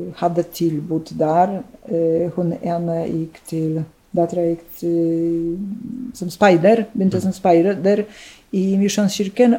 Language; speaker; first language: Norwegian; non-native, fluent; Polish